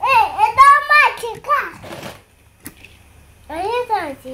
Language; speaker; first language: Russian; early bilingual, heritage; Russian